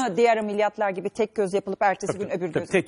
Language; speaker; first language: Turkish; native; Turkish